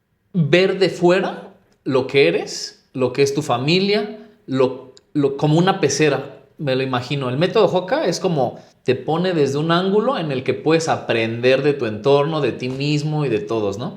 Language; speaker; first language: Spanish; native; Spanish